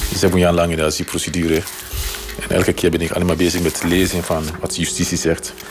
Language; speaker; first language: Dutch; non-native, fluent; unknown